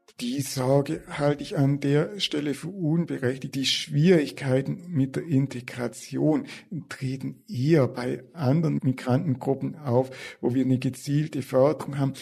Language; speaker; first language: German; native; German